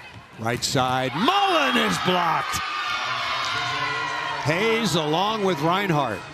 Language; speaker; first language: English; native; English